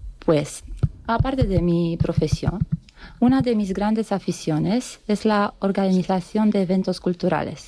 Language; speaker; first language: Spanish; non-native, fluent; Romanian